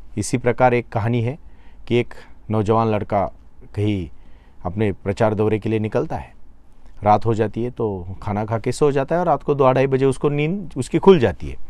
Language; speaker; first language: Hindi; non-native, local second language; Marathi